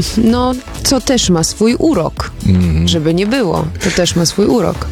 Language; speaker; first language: Polish; early bilingual, heritage; Polish